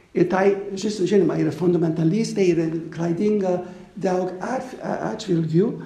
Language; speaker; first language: Lithuanian; non-native, fluent; English